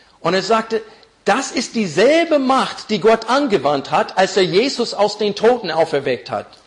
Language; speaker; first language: German; non-native, fluent; English